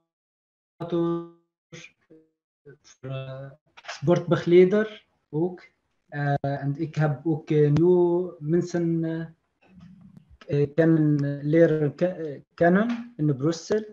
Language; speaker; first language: Dutch; non-native, learner; Arabic